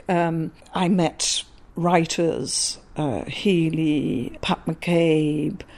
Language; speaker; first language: English; non-native, fluent; Dutch